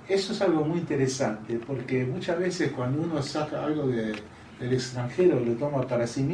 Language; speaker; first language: Spanish; non-native, fluent; English